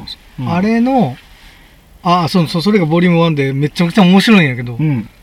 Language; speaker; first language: Japanese; native; Japanese